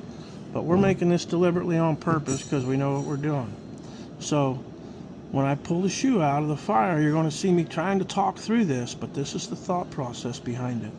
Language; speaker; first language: English; native; English